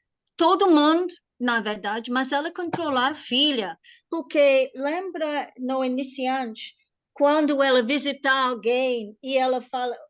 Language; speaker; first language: Portuguese; non-native, learner; English